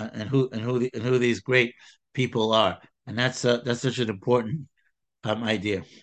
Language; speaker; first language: English; native; English